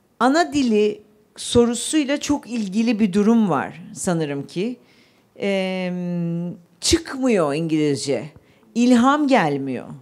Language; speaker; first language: Turkish; native; Turkish